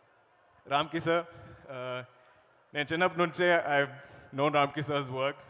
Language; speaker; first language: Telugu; non-native, learner; Malayalam